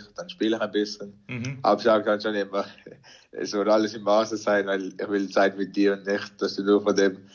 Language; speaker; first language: German; native; German